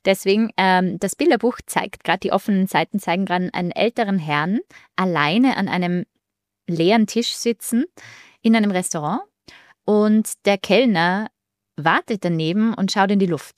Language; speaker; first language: German; native; German